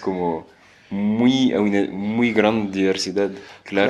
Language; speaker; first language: Spanish; non-native, fluent; French